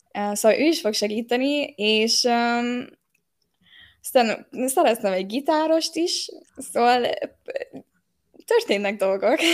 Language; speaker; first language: Hungarian; early bilingual, heritage; Hungarian